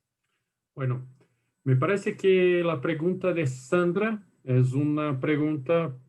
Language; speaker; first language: Spanish; non-native, fluent; Portuguese